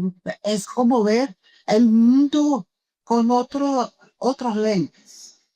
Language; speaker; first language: Spanish; non-native, fluent; Portuguese